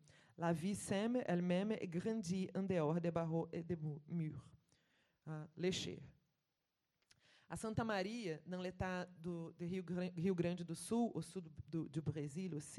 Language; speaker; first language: French; non-native, fluent; Portuguese